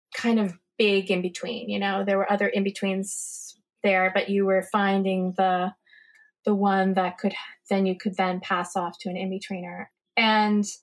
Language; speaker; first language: English; native; English